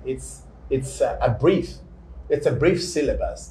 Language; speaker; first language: English; non-native, fluent; Portuguese